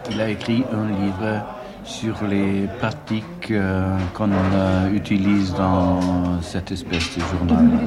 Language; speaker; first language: French; non-native, fluent; German